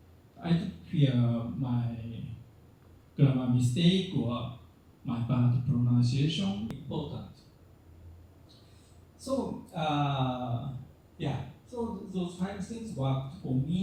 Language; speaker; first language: English; non-native, fluent; Japanese